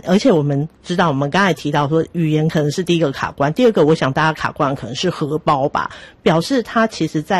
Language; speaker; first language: Chinese; native; Chinese